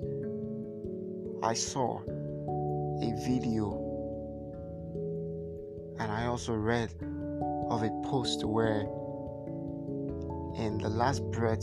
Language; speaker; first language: English; non-native, local second language; Yoruba